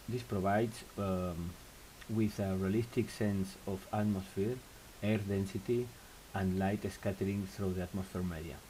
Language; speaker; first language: English; non-native, fluent; Spanish